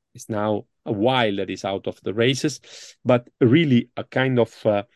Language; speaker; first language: English; non-native, fluent; Italian